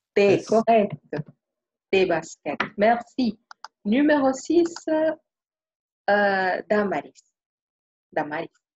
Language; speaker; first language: French; non-native, fluent; Spanish